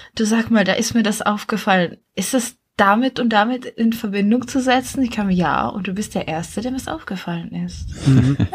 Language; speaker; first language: German; non-native, fluent; Czech